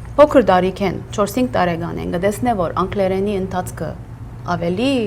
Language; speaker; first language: Armenian; early bilingual, heritage; Armenian